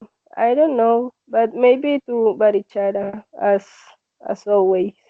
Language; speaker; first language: English; non-native, learner; Spanish